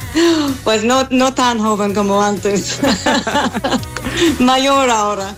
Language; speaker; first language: Spanish; non-native, learner; English